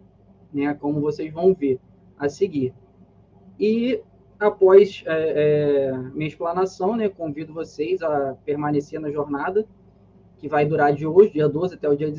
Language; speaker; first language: Portuguese; native; Portuguese